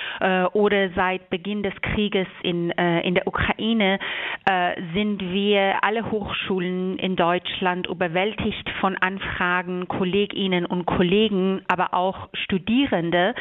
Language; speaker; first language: German; non-native, fluent; Persian